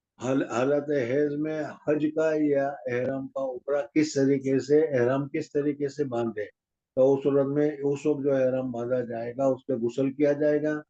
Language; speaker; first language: Urdu; non-native, local second language; Gujarati